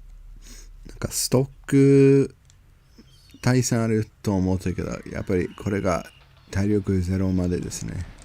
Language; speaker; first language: Japanese; non-native, learner; English